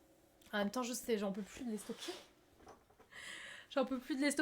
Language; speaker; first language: French; native; French